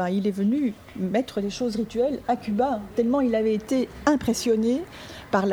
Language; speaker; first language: French; native; French